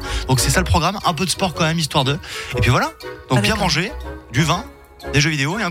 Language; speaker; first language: French; native; French